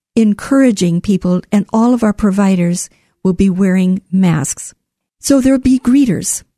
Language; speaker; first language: English; native; English